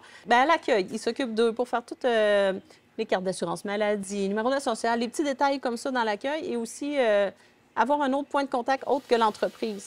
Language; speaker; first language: French; native; French